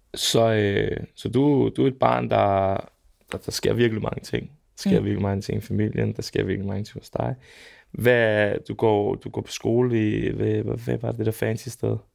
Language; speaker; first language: Danish; early bilingual, other home language; Serbian